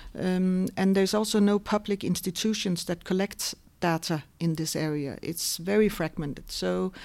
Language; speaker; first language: English; non-native, fluent; Danish